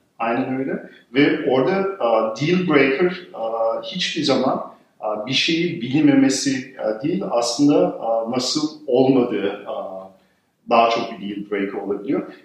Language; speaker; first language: Turkish; early bilingual, heritage; Turkish